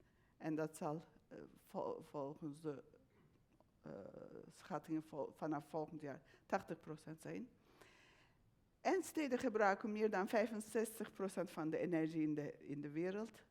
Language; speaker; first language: Dutch; non-native, fluent; Turkish